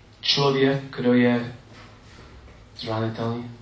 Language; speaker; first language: Czech; non-native, learner; English